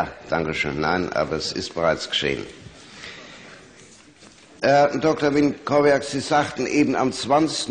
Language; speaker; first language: German; native; German